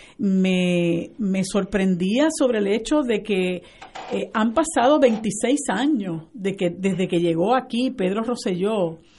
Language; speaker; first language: Spanish; native; Spanish